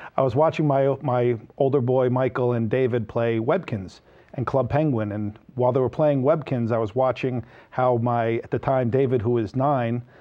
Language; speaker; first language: English; native; English